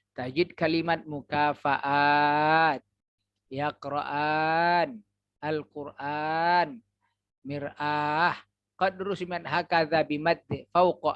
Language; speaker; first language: Arabic; non-native, fluent; Indonesian